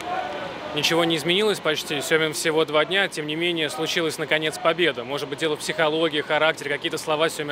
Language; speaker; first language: Russian; native; Russian